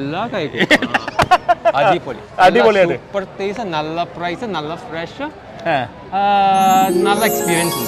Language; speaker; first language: Malayalam; non-native, learner; Chinese